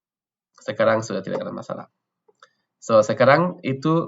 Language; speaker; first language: Indonesian; non-native, fluent; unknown